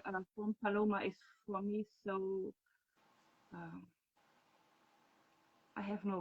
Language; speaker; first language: English; non-native, learner; German